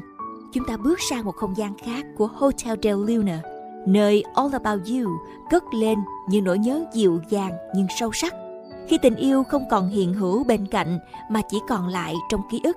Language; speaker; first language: Vietnamese; native; Vietnamese